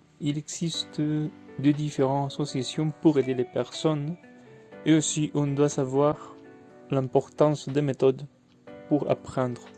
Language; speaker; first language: French; non-native, fluent; Spanish